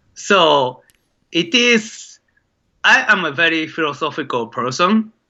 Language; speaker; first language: English; non-native, fluent; Japanese